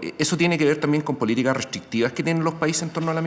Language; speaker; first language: Spanish; native; Spanish